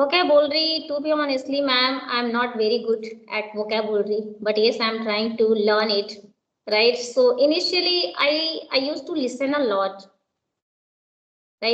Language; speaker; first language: English; non-native, local second language; Hindi